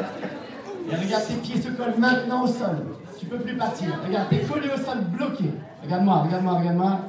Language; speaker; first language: French; native; French